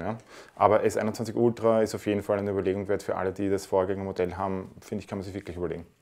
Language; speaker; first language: German; native; German